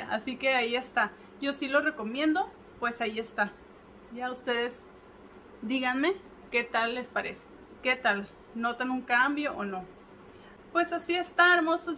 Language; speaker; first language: Spanish; native; Spanish